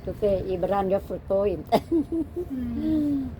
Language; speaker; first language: Swedish; non-native, learner; Thai